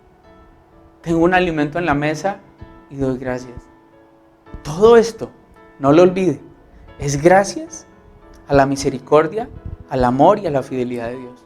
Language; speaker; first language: Spanish; native; Spanish